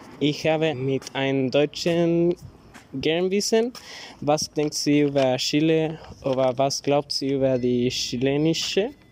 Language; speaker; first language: German; non-native, learner; Spanish